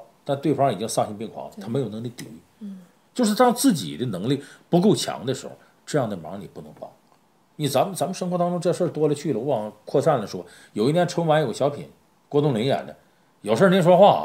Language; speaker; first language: Chinese; native; Chinese